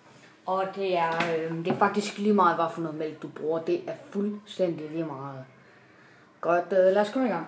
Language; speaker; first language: Danish; native; Danish